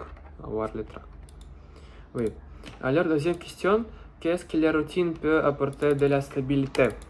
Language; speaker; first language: French; non-native, learner; Russian